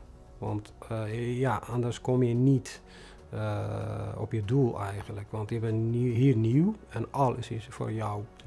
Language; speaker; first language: Dutch; non-native, fluent; Tigrinya